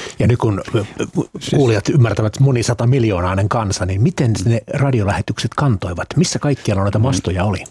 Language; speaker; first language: Finnish; native; Finnish